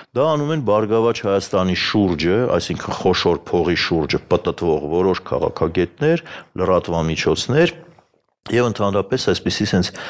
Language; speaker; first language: Armenian; native; Armenian